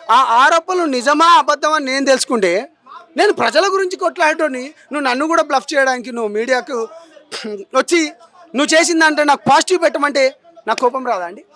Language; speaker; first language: Telugu; non-native, local second language; Lambadi